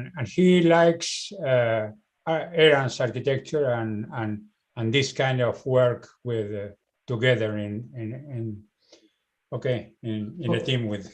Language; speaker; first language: English; non-native, learner; Spanish